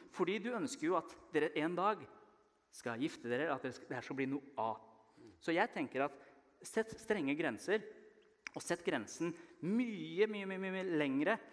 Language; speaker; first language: Norwegian; early bilingual, other home language; Persian